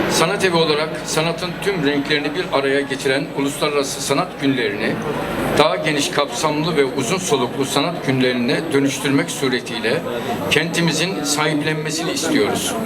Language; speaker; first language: Turkish; native; Turkish